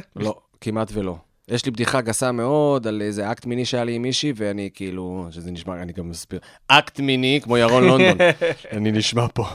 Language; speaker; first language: Hebrew; native; Hebrew